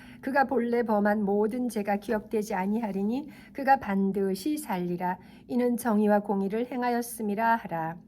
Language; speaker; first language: Korean; native; Korean